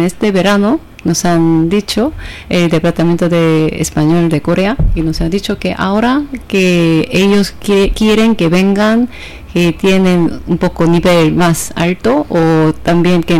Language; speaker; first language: Spanish; non-native, fluent; Korean